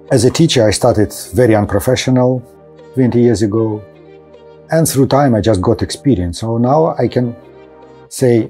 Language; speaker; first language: English; non-native, fluent; Russian